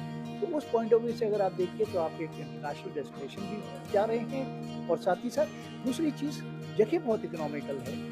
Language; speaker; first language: Hindi; native; Hindi